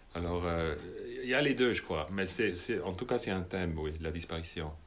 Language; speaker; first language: French; non-native, fluent; German